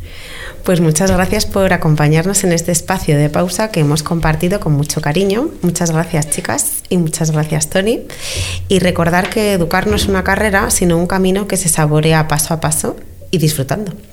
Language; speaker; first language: Spanish; native; Spanish